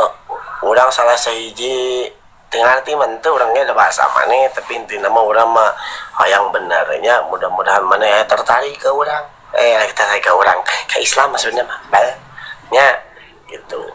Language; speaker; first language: Indonesian; non-native, local second language; Sundanese